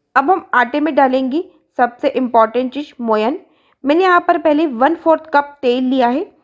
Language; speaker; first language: Hindi; native; Hindi